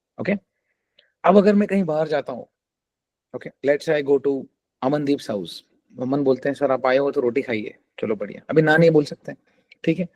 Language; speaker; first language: Hindi; non-native, local second language; Telugu